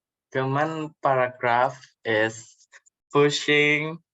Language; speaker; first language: English; non-native, learner; Indonesian